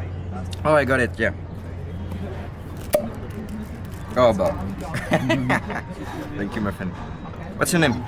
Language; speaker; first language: English; non-native, learner; French